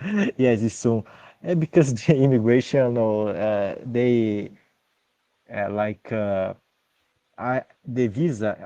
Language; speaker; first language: English; non-native, learner; Portuguese